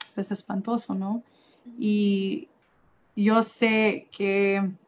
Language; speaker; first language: Spanish; early bilingual, heritage; Spanish